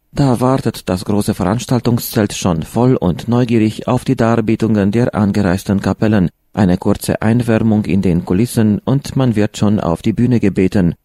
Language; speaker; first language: German; native; German